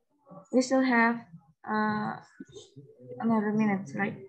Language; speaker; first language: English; non-native, learner; Indonesian